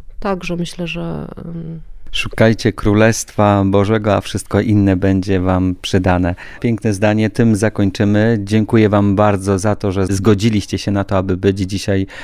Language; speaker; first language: Polish; native; Polish